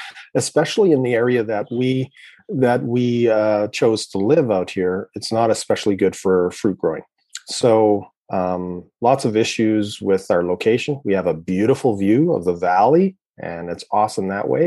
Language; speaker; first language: English; native; English